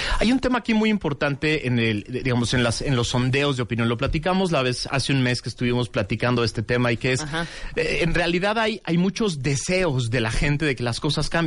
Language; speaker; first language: Spanish; native; Spanish